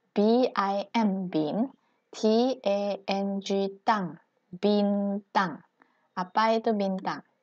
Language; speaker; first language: Malay; non-native, local second language; Chinese